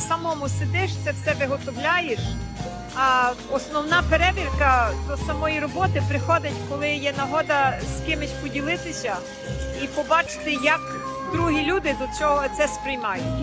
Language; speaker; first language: Ukrainian; early bilingual, heritage; Ukrainian